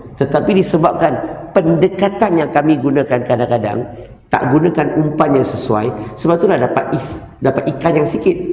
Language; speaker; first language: Malay; non-native, local second language; Chinese